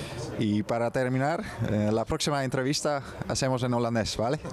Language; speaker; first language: Spanish; non-native, fluent; Dutch